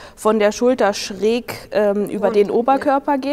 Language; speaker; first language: German; native; German